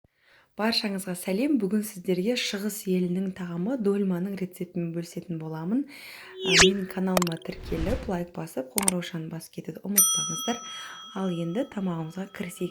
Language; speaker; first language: Kazakh; native; Kazakh